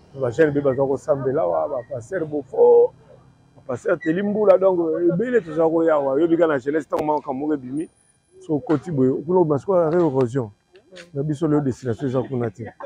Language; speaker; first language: Lingala; native; Lingala